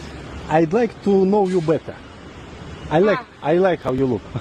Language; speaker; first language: English; non-native, learner; Russian